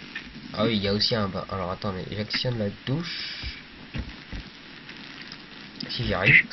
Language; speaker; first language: French; native; French